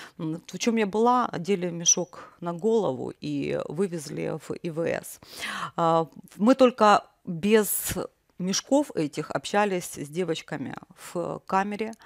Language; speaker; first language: Russian; native; Russian